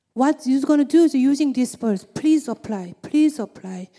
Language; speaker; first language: English; non-native, learner; Korean